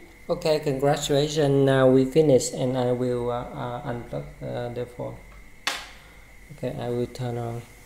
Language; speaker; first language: English; non-native, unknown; Vietnamese